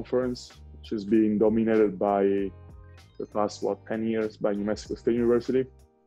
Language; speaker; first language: English; non-native, fluent; Italian